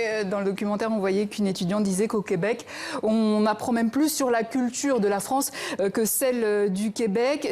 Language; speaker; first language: French; native; French